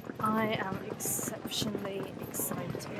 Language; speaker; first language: English; native; English